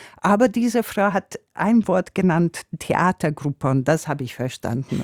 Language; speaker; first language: German; non-native, fluent; Hungarian